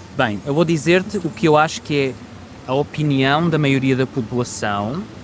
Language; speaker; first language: Portuguese; native; Portuguese